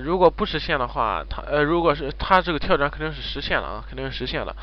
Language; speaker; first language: Chinese; native; Chinese